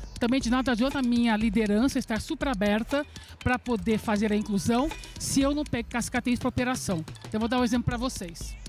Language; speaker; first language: Portuguese; early bilingual, other home language; Serbian